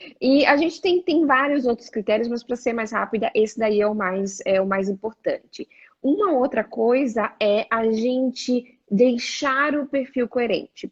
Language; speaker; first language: Portuguese; native; Portuguese